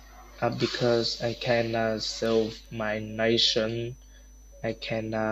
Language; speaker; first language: English; non-native, learner; Vietnamese